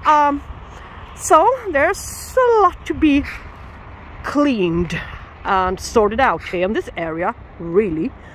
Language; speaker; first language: English; non-native, fluent; Swedish